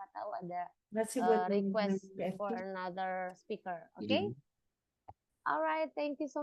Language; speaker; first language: English; non-native, local second language; Indonesian